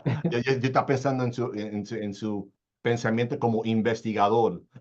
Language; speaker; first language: Spanish; early bilingual, heritage; Spanish